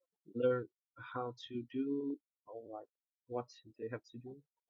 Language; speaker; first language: English; non-native, learner; Vietnamese